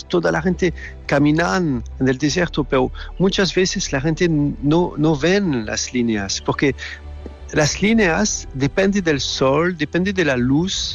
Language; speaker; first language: Spanish; non-native, fluent; French